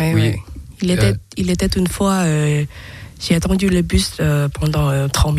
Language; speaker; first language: French; non-native, learner; Thai